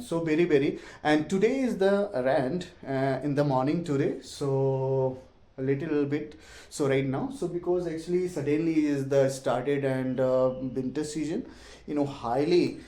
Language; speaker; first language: English; non-native, learner; Hindi